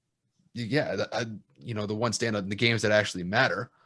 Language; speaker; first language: English; native; English